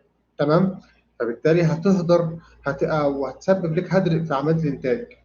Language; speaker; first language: Arabic; native; Arabic